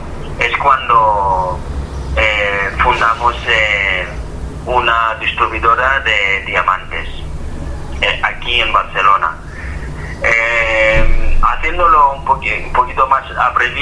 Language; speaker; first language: Spanish; non-native, fluent; Hebrew